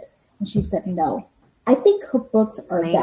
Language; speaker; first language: English; native; English